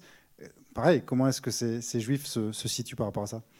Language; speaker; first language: French; native; French